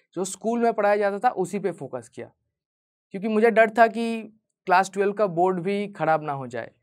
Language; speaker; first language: Hindi; non-native, local second language; Bangla